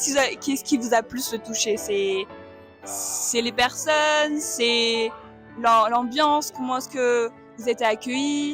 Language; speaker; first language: French; native; French